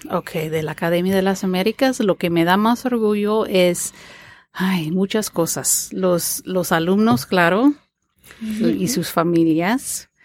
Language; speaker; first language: Spanish; non-native, fluent; English